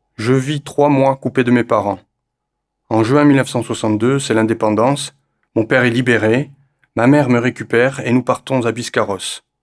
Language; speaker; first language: French; native; French